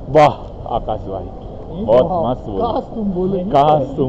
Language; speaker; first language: Hindi; non-native, local second language; Bangla